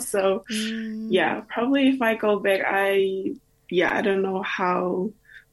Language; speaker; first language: English; non-native, fluent; Indonesian